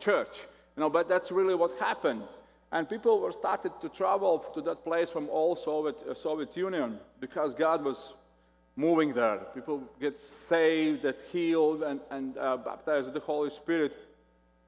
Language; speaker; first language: English; non-native, fluent; Latvian